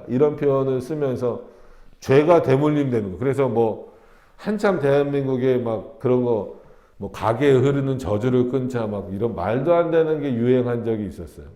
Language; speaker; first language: Korean; native; Korean